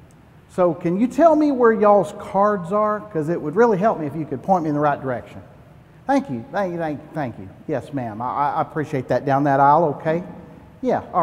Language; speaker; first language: English; native; English